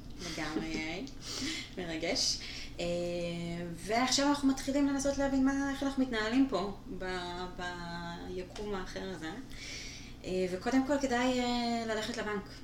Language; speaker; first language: Hebrew; native; Hebrew